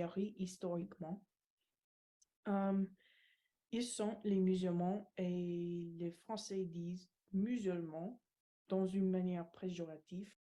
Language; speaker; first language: French; non-native, learner; English